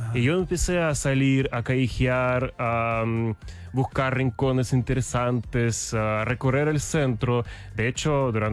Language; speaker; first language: Spanish; non-native, fluent; Russian